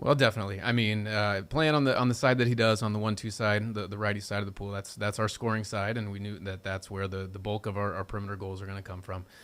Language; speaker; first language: English; native; English